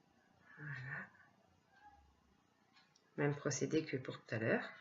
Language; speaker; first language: French; native; French